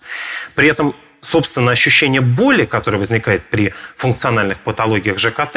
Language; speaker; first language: Russian; native; Russian